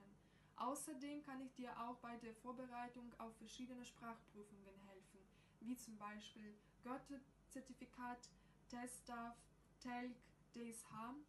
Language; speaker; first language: German; non-native, fluent; Russian